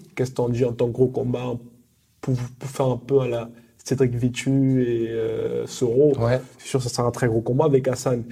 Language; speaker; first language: French; early bilingual, other home language; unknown